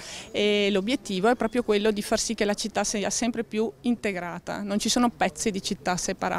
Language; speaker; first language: Italian; native; Italian